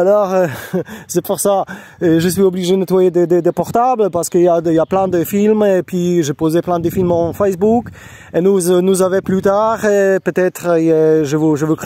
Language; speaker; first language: French; non-native, learner; Polish